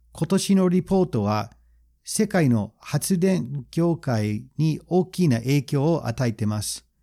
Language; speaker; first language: Japanese; non-native, fluent; English